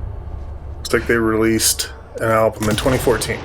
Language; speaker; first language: English; native; English